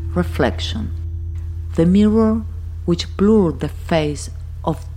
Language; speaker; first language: English; non-native, fluent; Spanish